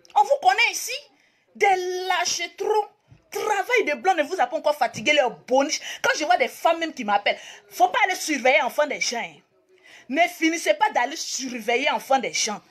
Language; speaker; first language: French; native; French